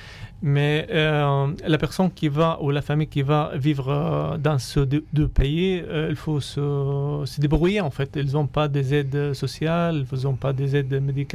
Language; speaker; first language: French; non-native, fluent; Arabic